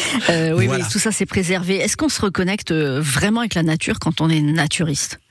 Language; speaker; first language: French; native; French